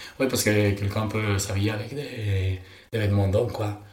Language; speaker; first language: French; non-native, learner; Spanish